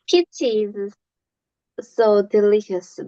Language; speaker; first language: English; non-native, learner; Korean